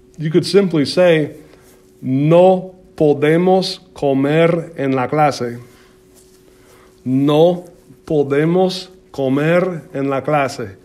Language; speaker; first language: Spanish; non-native, fluent; English